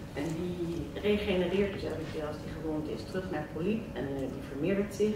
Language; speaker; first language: Dutch; native; Dutch